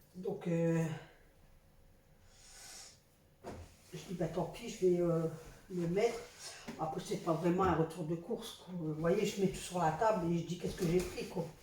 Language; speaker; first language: French; native; French